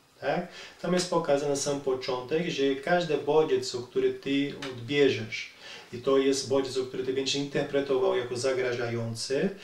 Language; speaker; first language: Polish; non-native, learner; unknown